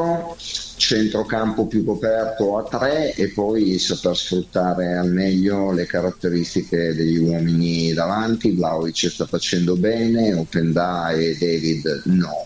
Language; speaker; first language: Italian; native; Italian